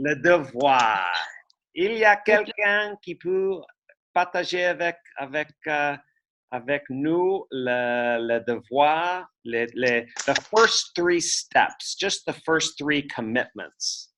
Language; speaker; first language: French; non-native, learner; English